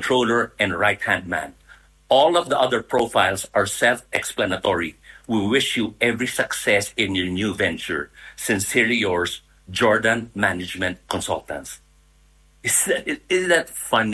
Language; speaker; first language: English; non-native, local second language; Filipino